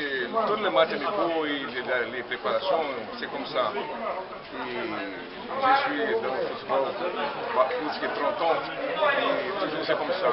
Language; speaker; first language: French; non-native, learner; Portuguese